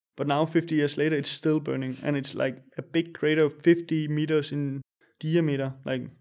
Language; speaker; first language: English; non-native, fluent; Danish